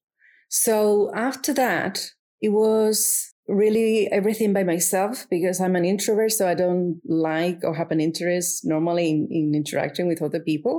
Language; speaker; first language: English; non-native, fluent; Spanish